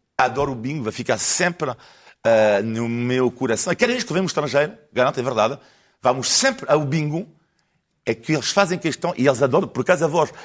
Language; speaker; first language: Portuguese; non-native, fluent; French